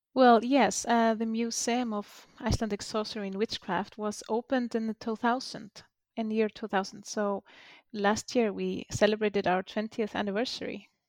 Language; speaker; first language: English; non-native, fluent; Icelandic